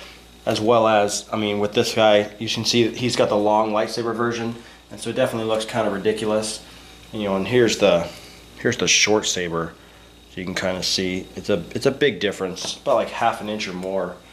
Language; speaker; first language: English; native; English